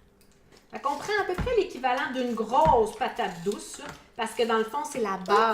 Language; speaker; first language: French; native; French